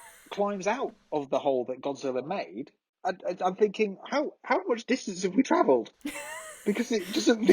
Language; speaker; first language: English; native; English